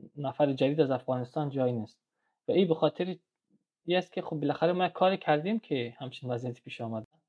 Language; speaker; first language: Persian; native; Persian